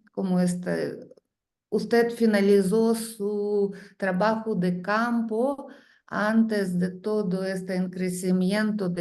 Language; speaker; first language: Spanish; non-native, learner; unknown